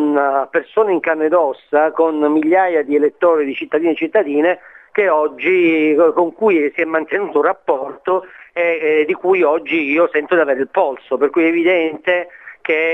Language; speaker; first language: Italian; native; Italian